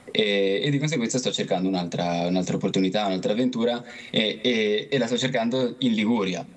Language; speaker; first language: Italian; native; Italian